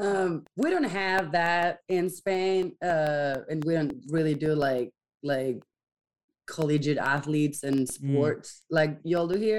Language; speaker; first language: English; non-native, fluent; Spanish